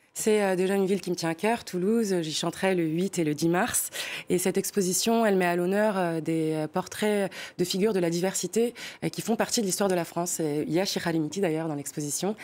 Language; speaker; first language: French; non-native, local second language; Arabic